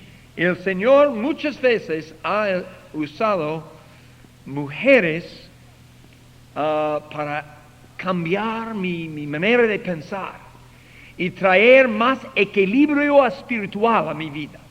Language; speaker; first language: Spanish; non-native, fluent; English